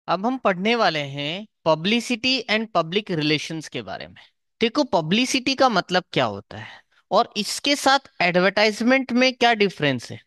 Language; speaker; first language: Hindi; native; Hindi